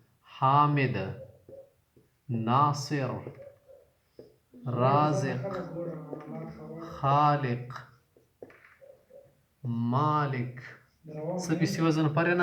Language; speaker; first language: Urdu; native; Urdu